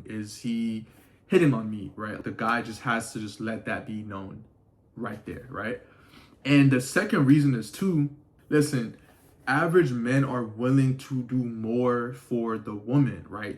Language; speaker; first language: English; native; English